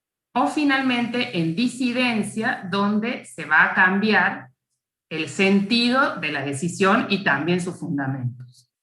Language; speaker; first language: Spanish; native; Spanish